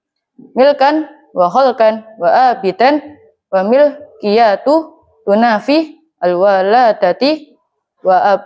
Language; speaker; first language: Arabic; non-native, learner; Indonesian